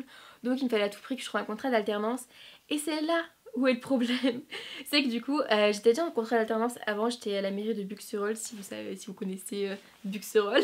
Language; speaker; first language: French; native; French